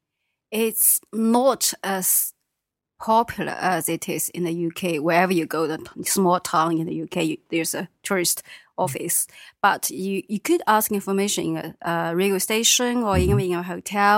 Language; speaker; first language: English; non-native, fluent; Chinese